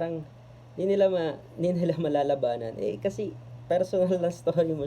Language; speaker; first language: Filipino; native; Filipino